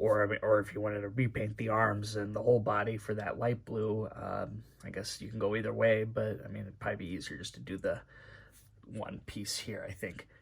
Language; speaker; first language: English; native; English